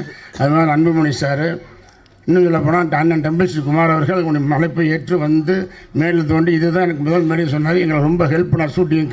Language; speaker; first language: Tamil; native; Tamil